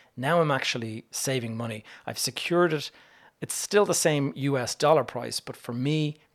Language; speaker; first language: English; native; English